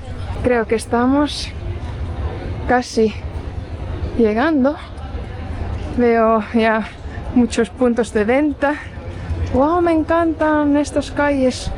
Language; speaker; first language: Spanish; non-native, fluent; Estonian